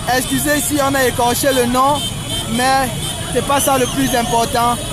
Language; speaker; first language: French; native; French